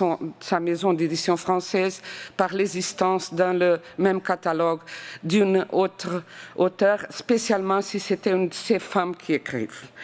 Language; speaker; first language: French; non-native, fluent; Portuguese